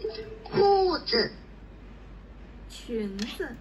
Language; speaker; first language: Chinese; non-native, learner; Thai